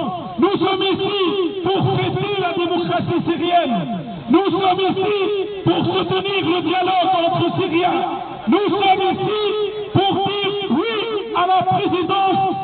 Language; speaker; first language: French; non-native, fluent; Arabic